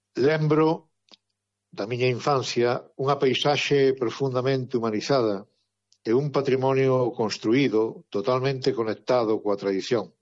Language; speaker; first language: Galician; native; Galician